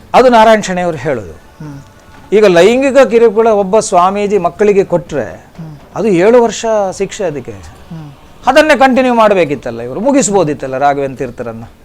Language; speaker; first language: Kannada; non-native, local second language; Konkani